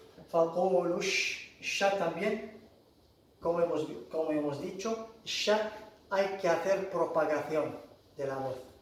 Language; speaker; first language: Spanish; non-native, fluent; Arabic